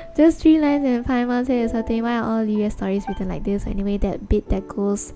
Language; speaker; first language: English; native; English